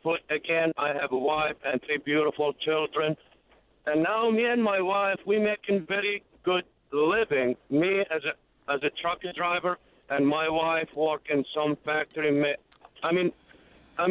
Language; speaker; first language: English; non-native, fluent; Arabic